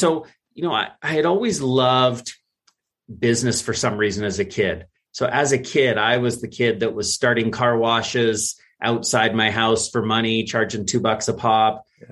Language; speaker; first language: English; native; English